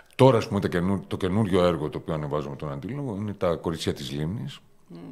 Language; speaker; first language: Greek; native; Greek